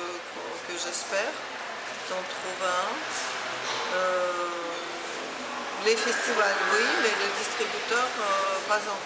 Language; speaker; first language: French; non-native, fluent; Georgian